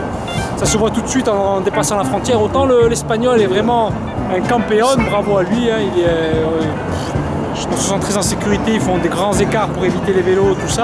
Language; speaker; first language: French; native; French